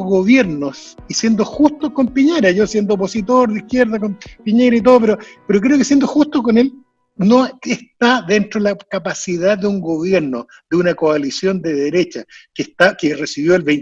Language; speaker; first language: Spanish; native; Spanish